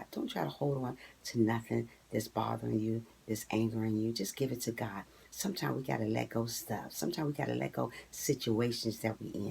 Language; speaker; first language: English; native; English